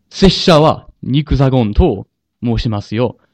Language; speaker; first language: Japanese; non-native, learner; English